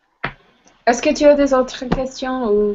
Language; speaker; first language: French; non-native, learner; English